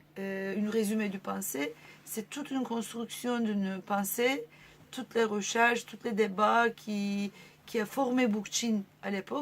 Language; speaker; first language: French; non-native, fluent; Turkish